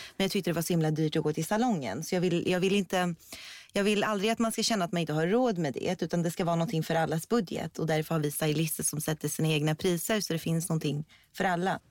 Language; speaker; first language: Swedish; early bilingual, other home language; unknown